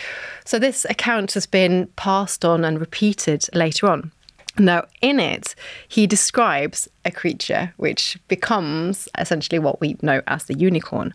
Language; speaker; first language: English; non-native, fluent; Norwegian